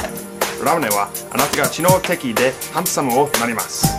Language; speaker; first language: Japanese; non-native, learner; English